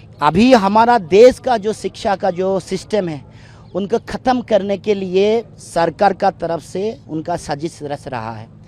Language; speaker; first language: Hindi; non-native, local second language; Assamese